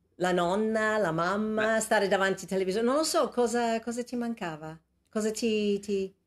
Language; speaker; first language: Italian; non-native, fluent; English